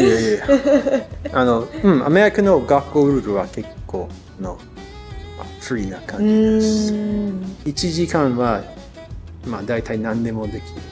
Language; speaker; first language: Japanese; non-native, learner; English